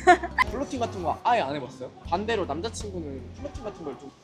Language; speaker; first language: Korean; native; Korean